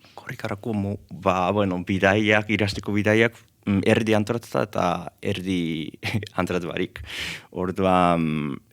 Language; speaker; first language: Basque; non-native, learner; Japanese